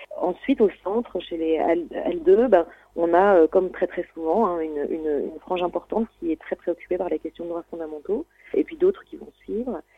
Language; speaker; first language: French; native; French